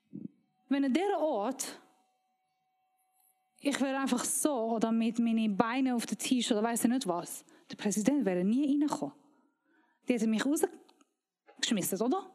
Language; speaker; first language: German; non-native, learner; Persian